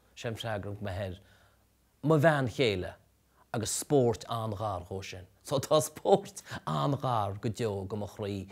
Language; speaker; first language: Irish; native; Irish